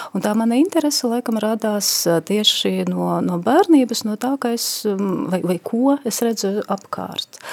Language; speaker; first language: Latvian; non-native, local second language; Russian